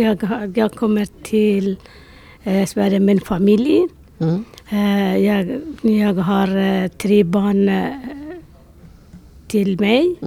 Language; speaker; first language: Swedish; non-native, learner; Persian